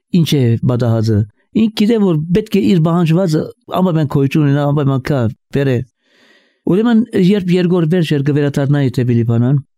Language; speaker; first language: Armenian; early bilingual, heritage; Armenian